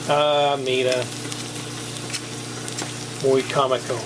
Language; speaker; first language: Spanish; non-native, learner; English